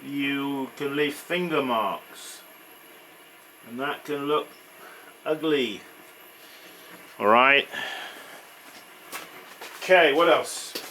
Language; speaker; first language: English; native; English